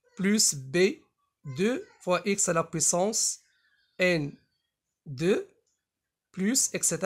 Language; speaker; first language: French; non-native, local second language; Arabic